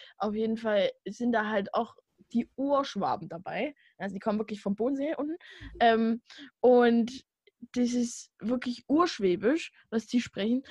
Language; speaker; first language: German; native; German